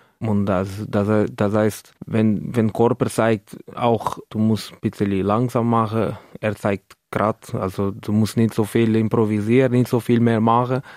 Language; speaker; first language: German; non-native, learner; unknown